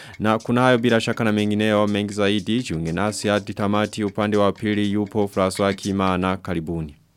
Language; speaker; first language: Swahili; non-native, local second language; Rundi